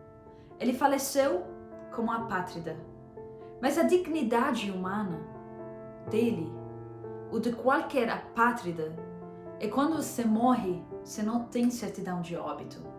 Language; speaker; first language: Portuguese; non-native, fluent; Arabic